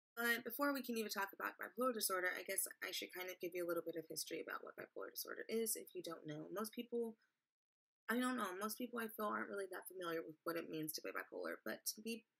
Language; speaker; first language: English; native; English